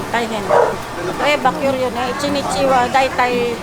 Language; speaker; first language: Japanese; non-native, learner; Filipino